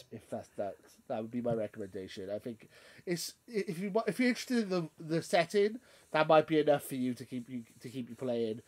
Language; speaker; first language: English; native; English